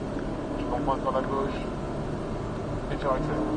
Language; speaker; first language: French; native; French